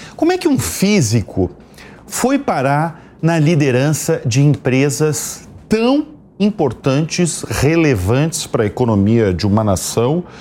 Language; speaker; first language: Portuguese; native; Portuguese